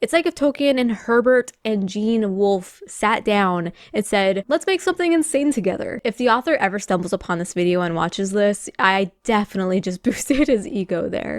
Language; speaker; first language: English; native; English